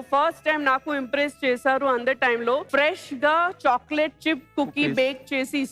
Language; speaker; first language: Telugu; non-native, learner; Kannada